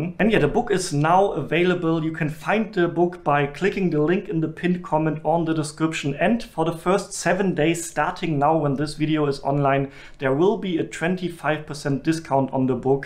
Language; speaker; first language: English; non-native, fluent; German